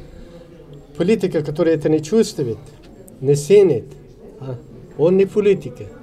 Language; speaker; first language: Russian; non-native, learner; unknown